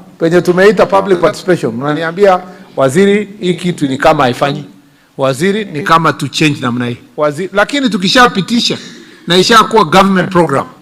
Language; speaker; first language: Swahili; non-native, local second language; Kalenjin